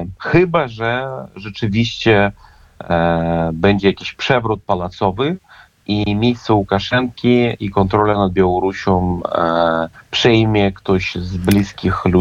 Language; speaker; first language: Polish; non-native, fluent; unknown